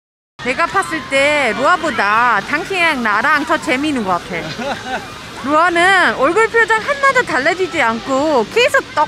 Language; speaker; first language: Korean; non-native, learner; German